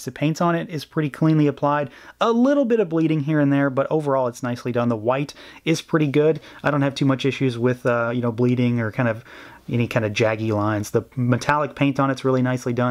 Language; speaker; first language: English; native; English